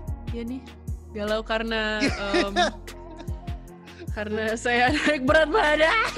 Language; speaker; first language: Indonesian; early bilingual, heritage; Indonesian